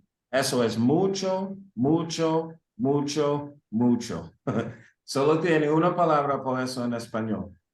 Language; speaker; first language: Spanish; non-native, learner; English